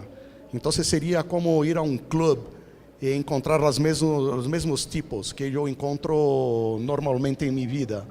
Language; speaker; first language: Spanish; non-native, fluent; Portuguese